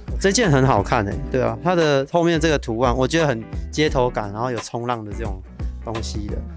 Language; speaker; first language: Chinese; native; Chinese